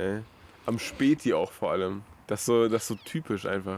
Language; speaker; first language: German; native; German